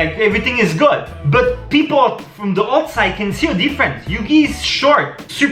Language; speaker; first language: English; non-native, fluent; French